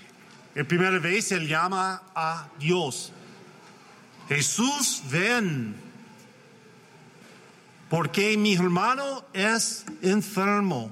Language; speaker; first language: Spanish; non-native, learner; English